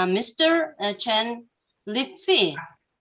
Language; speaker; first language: English; non-native, learner; Russian